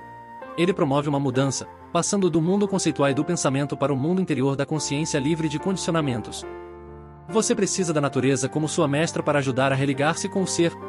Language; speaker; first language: Portuguese; native; Portuguese